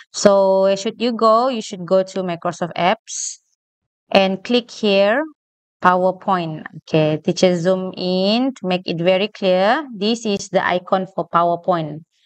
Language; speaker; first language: English; non-native, local second language; Malay